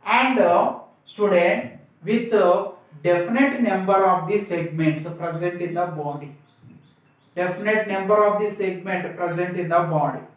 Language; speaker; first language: English; non-native, local second language; Telugu